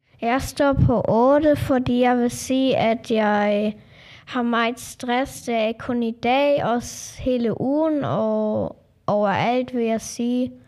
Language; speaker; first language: Danish; non-native, local second language; German